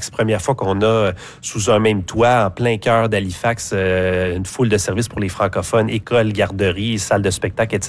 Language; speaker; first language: French; native; French